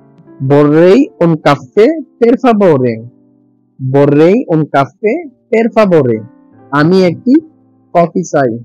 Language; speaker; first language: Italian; non-native, learner; Bangla